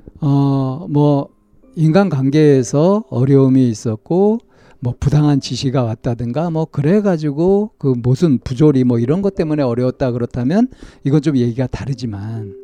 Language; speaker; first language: Korean; native; Korean